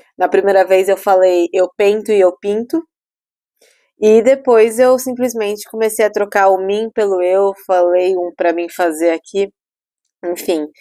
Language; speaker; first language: Portuguese; native; Portuguese